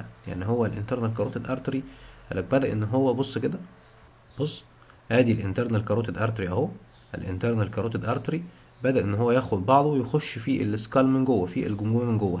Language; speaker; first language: Arabic; native; Arabic